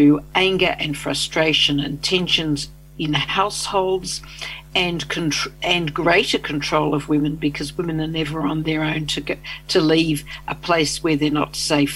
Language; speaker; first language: English; native; English